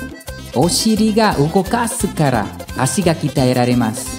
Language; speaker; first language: Japanese; non-native, fluent; Spanish